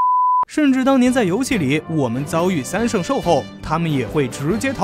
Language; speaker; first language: Chinese; native; Chinese